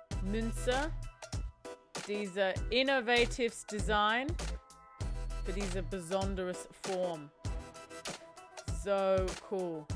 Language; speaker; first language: German; non-native, fluent; English